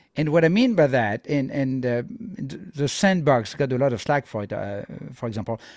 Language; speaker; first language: English; non-native, fluent; French